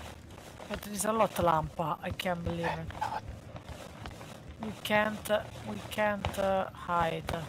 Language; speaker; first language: English; non-native, learner; Hungarian